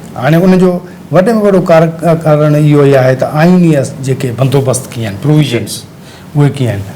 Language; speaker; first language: Sindhi; native; Sindhi